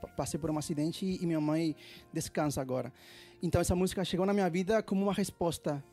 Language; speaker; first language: Portuguese; non-native, fluent; Spanish